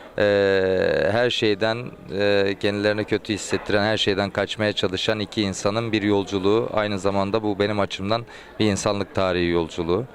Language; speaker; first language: Turkish; native; Turkish